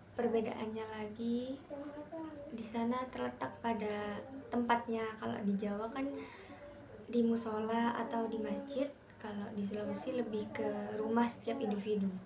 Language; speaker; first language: Indonesian; native; Indonesian